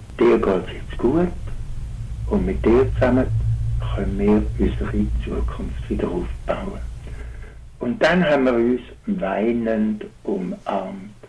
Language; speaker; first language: German; native; German